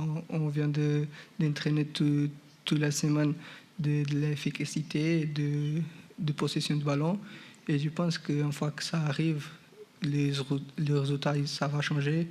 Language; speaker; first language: French; non-native, fluent; Portuguese